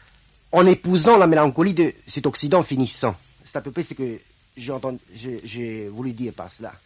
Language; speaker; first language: French; non-native, fluent; Romanian